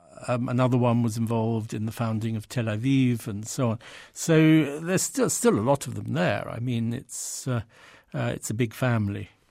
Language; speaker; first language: English; native; English